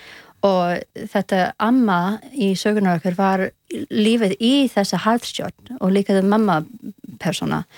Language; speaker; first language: Icelandic; non-native, learner; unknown